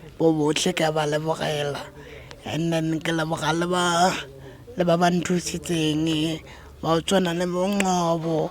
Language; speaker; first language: Northern Sotho; non-native, local second language; Tswana